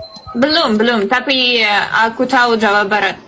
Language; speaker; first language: Indonesian; non-native, fluent; Russian